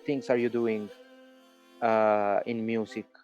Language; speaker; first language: English; non-native, fluent; Italian